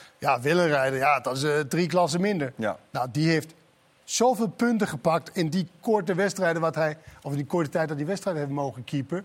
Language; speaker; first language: Dutch; non-native, fluent; Danish